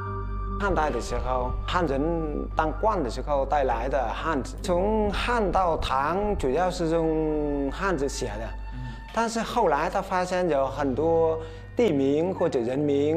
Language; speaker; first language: Chinese; non-native, fluent; Vietnamese